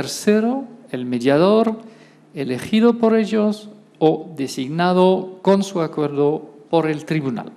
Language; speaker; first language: Spanish; non-native, fluent; French